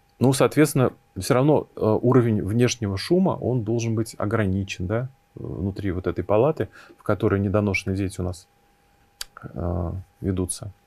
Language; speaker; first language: Russian; native; Russian